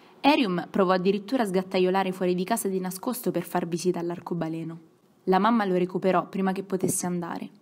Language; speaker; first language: Italian; native; Italian